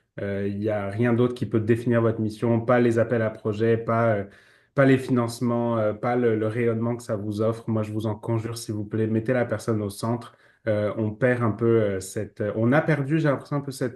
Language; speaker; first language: French; native; French